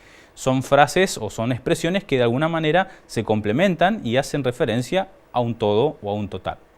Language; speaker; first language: Spanish; native; Spanish